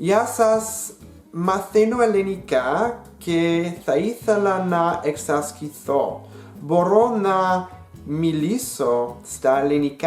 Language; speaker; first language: Greek; non-native, learner; English